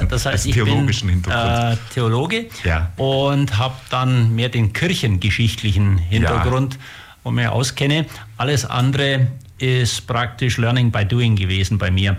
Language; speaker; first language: German; native; German